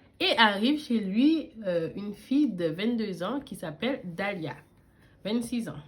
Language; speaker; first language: French; early bilingual, other home language; English